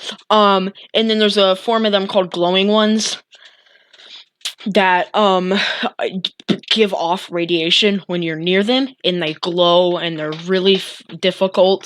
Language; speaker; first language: English; native; English